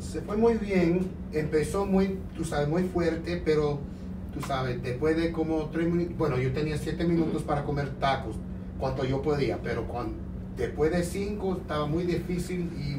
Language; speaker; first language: Spanish; non-native, learner; English